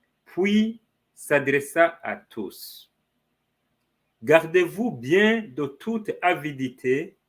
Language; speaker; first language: French; non-native, fluent; Spanish